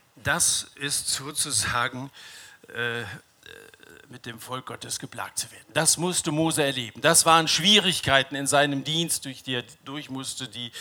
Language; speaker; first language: German; native; German